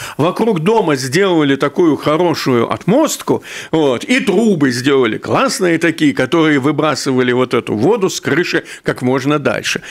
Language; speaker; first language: Russian; native; Russian